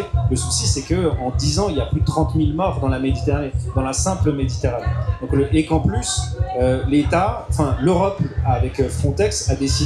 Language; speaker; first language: French; native; French